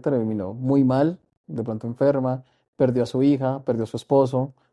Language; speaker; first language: Spanish; native; Spanish